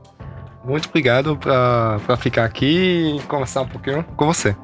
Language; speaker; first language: Portuguese; early bilingual, heritage; German